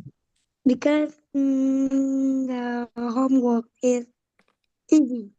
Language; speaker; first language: English; non-native, learner; Vietnamese